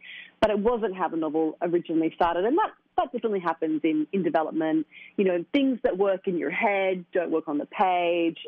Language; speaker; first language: English; native; English